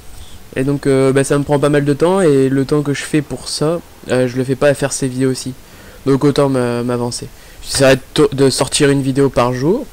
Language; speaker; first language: French; native; French